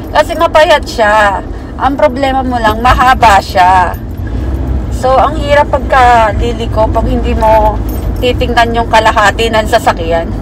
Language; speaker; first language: Filipino; native; Filipino